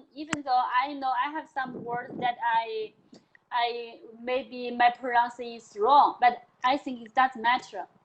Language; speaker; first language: English; non-native, learner; Chinese